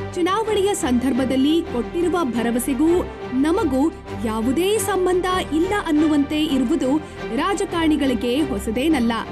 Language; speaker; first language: Kannada; native; Kannada